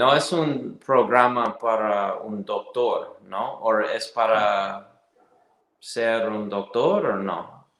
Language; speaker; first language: Spanish; non-native, learner; English